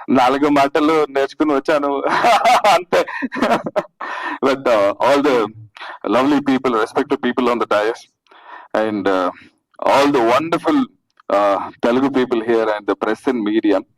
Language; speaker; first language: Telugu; non-native, learner; Kannada